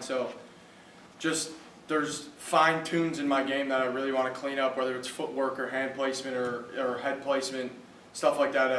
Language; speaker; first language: English; native; English